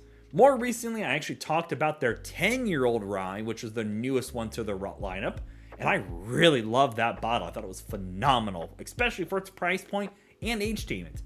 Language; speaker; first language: English; native; English